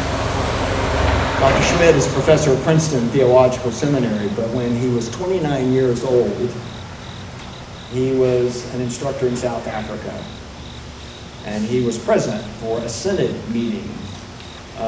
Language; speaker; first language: English; native; English